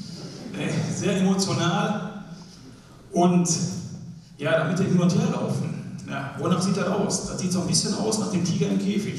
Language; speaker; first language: German; native; German